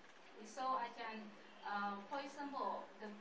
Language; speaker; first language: English; non-native, learner; Vietnamese